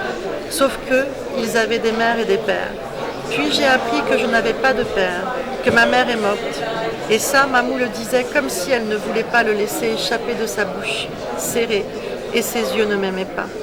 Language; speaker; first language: French; native; French